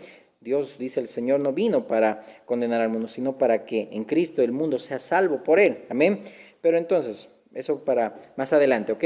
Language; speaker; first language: Spanish; native; Spanish